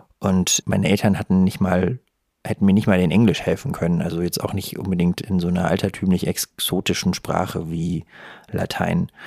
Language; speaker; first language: German; early bilingual, other home language; Russian